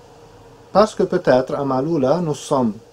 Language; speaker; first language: French; non-native, fluent; Arabic